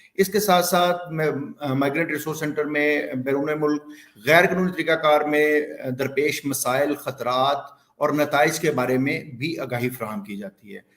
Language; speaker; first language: Urdu; non-native, local second language; Punjabi